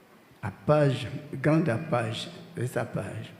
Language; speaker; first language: Portuguese; non-native, learner; Lingala